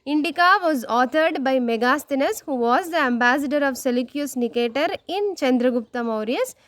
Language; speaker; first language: English; non-native, local second language; Telugu